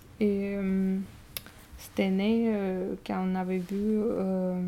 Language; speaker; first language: French; non-native, fluent; Russian